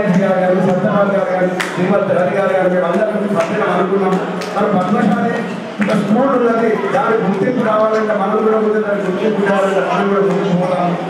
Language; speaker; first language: Telugu; native; Telugu